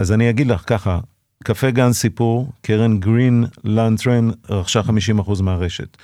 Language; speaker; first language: Hebrew; early bilingual, other home language; Persian